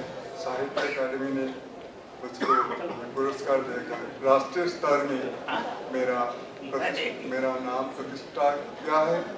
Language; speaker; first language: Hindi; non-native, local second language; Odia